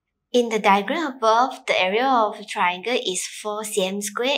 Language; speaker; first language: English; non-native, local second language; Chinese